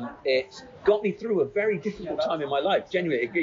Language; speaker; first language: English; native; English